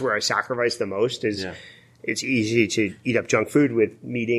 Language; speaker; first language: English; native; English